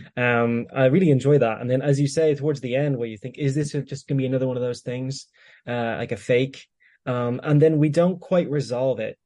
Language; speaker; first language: English; native; English